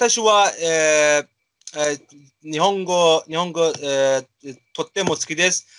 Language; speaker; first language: Japanese; non-native, learner; Azerbaijani